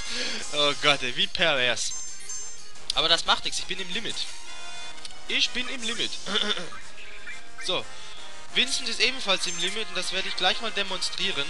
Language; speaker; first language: German; native; German